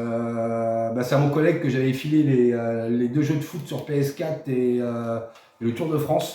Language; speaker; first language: French; native; French